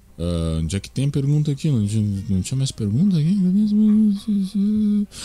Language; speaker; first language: Portuguese; native; Portuguese